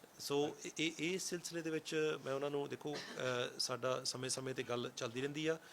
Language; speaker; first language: Punjabi; early bilingual, heritage; Punjabi